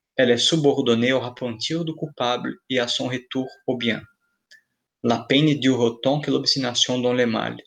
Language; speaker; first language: French; non-native, fluent; Portuguese